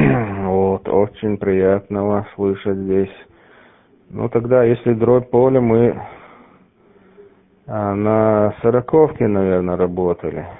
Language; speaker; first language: Russian; native; Russian